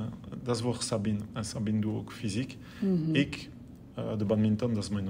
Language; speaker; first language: Dutch; non-native, local second language; French